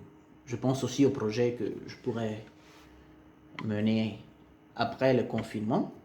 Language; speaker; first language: French; non-native, fluent; Italian